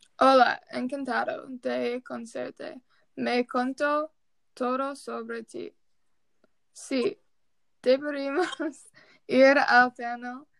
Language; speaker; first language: Spanish; non-native, learner; English